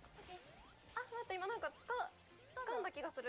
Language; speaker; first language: Japanese; native; Japanese